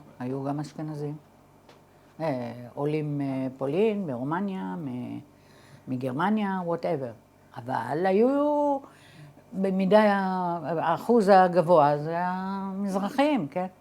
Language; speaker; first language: Hebrew; early bilingual, other home language; Arabic